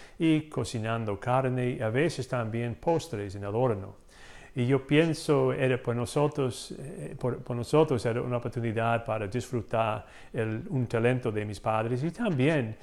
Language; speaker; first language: Spanish; non-native, fluent; English